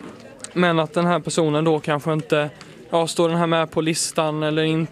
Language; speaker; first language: Swedish; native; Swedish